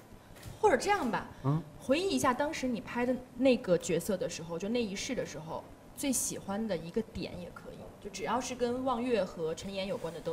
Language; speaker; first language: Chinese; native; Chinese